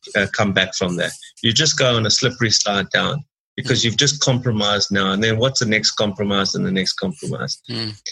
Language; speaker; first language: English; native; English